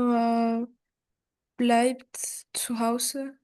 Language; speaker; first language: German; non-native, learner; French